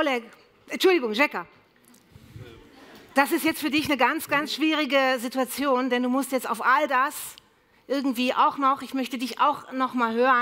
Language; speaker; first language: German; native; German